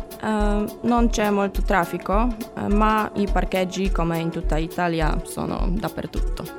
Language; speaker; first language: Italian; non-native, fluent; Polish